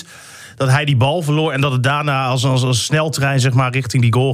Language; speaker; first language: Dutch; native; Dutch